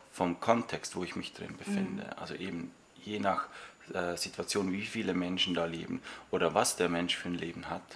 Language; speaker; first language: German; native; German